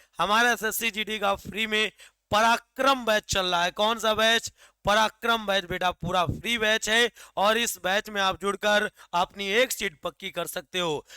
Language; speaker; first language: Hindi; native; Hindi